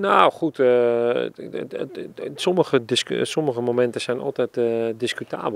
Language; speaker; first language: Dutch; native; Dutch